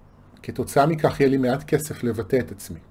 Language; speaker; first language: Hebrew; native; Hebrew